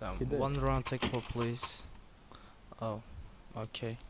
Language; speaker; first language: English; non-native, learner; Turkish